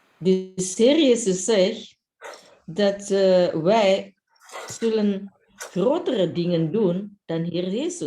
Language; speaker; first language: Dutch; non-native, fluent; Indonesian